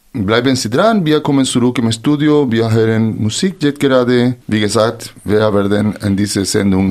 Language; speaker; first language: German; non-native, fluent; Spanish